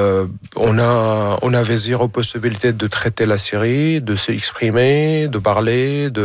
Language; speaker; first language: French; non-native, fluent; Arabic